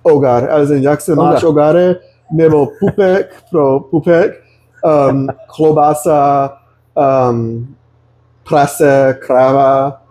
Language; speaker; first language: Czech; non-native, learner; English